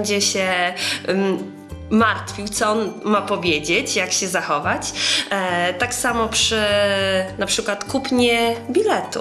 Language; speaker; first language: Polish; non-native, fluent; Ukrainian